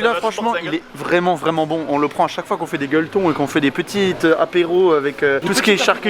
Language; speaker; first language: French; native; French